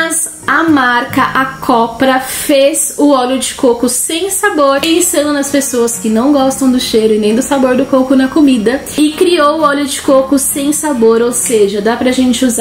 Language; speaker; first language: Portuguese; native; Portuguese